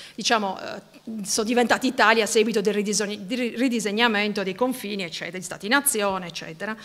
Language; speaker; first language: Italian; native; Italian